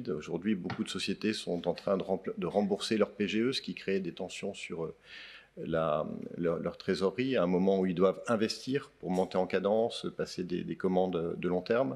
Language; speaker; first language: French; native; French